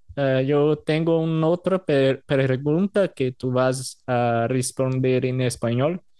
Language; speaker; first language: Portuguese; native; Portuguese